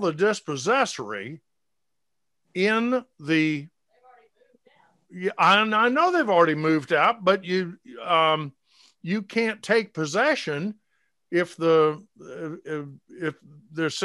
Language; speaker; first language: English; native; English